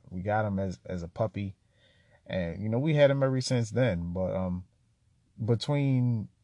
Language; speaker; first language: English; native; English